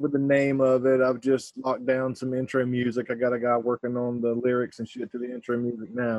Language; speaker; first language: English; native; English